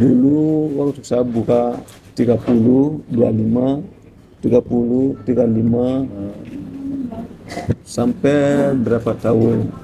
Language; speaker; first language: Indonesian; non-native, learner; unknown